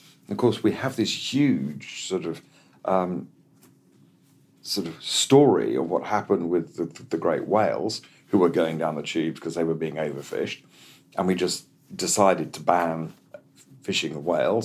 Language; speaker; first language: English; native; English